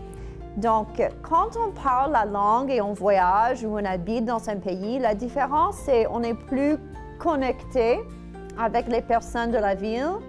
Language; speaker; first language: French; non-native, fluent; English